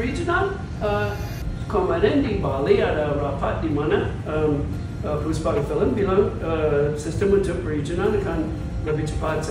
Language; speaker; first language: Indonesian; non-native, fluent; English